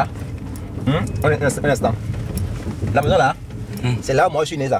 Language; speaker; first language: French; non-native, local second language; Fon